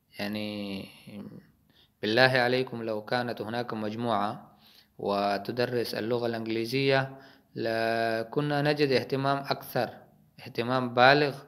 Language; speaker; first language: Arabic; non-native, fluent; Urdu